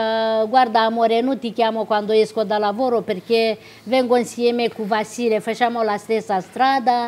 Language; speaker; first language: Italian; non-native, local second language; Romanian